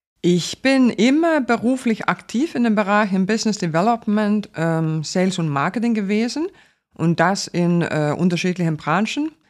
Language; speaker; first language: German; non-native, fluent; Finnish